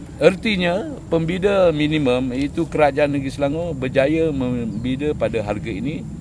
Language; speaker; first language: Malay; native; Malay